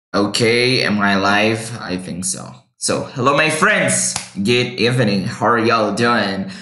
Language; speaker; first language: English; non-native, fluent; Portuguese